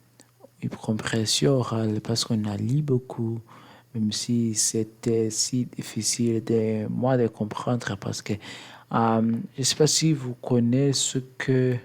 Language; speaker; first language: French; non-native, learner; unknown